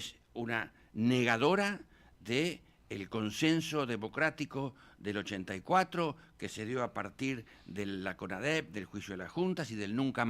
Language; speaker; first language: Spanish; native; Spanish